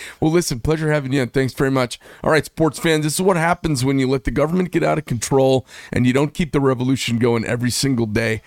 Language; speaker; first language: English; native; English